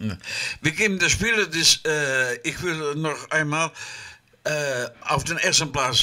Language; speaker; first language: German; non-native, learner; Dutch